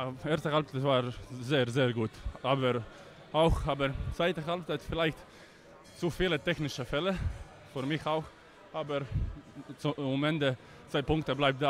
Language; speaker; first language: German; non-native, learner; Croatian